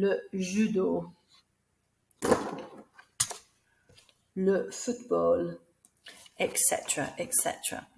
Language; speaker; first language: French; non-native, fluent; English